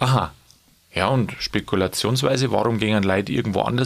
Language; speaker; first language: German; native; German